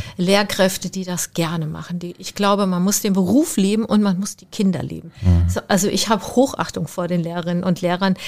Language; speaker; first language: German; native; German